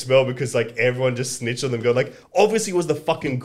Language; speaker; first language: English; early bilingual, other home language; Greek